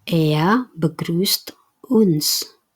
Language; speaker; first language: German; non-native, fluent; Indonesian